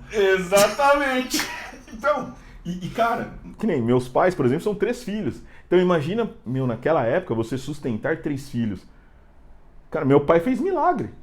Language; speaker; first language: Portuguese; native; Portuguese